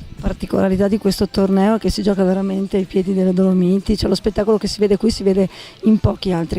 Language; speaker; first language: Italian; native; Italian